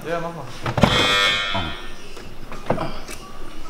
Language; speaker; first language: German; native; German